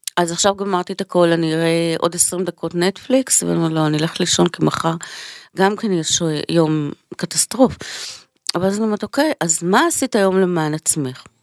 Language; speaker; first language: Hebrew; native; Hebrew